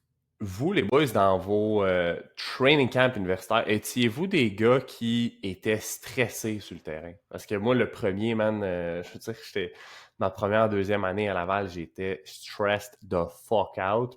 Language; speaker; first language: French; native; French